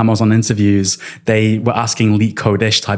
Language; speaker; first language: English; native; English